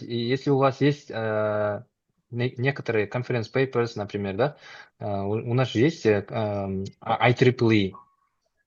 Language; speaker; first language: Russian; non-native, local second language; Kazakh